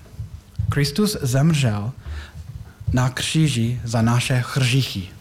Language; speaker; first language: Czech; non-native, learner; English